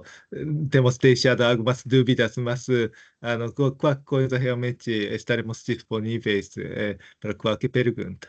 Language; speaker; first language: Portuguese; non-native, fluent; Japanese